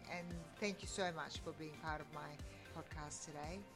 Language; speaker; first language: English; non-native, fluent; Turkish